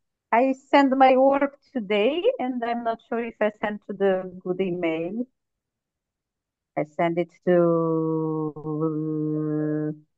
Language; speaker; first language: English; non-native, learner; Serbian